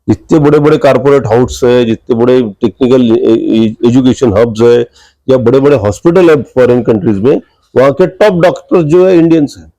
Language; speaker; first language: Hindi; non-native, local second language; Marathi